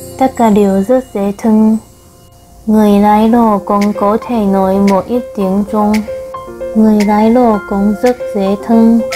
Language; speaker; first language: Vietnamese; non-native, learner; Chinese